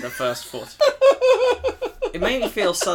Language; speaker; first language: English; native; English